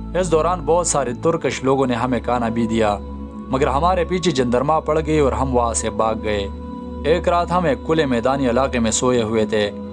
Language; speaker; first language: Urdu; non-native, local second language; Pashto